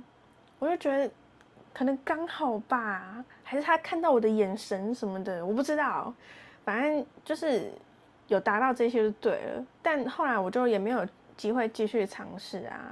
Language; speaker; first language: Chinese; native; Chinese